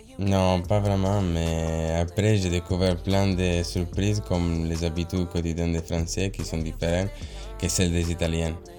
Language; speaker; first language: French; non-native, learner; Italian